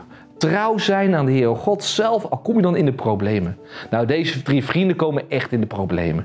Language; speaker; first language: Dutch; native; Dutch